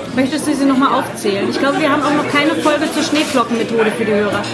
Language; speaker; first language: German; native; German